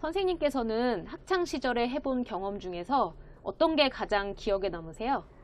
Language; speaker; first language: Korean; native; Korean